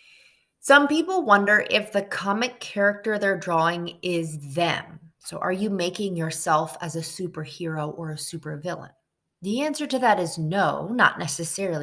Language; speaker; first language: English; native; English